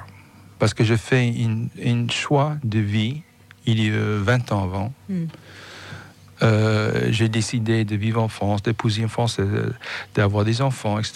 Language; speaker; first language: French; non-native, fluent; English